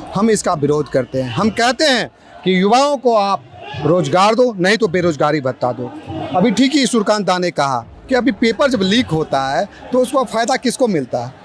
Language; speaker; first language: Hindi; native; Hindi